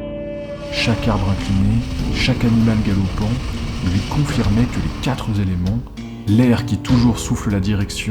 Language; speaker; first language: French; native; French